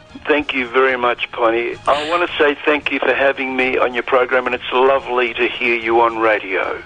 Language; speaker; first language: English; early bilingual, other home language; Italian